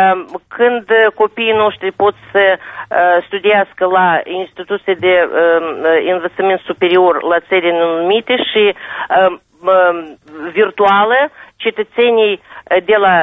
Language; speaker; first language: Romanian; non-native, local second language; Russian